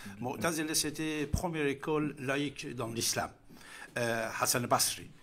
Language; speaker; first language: French; non-native, fluent; Persian